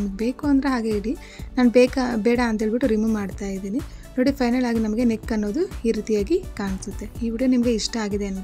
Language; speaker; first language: Kannada; native; Kannada